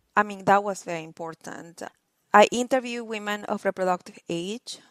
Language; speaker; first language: English; non-native, fluent; Spanish